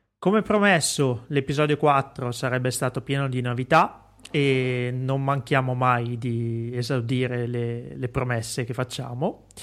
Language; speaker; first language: Italian; native; Italian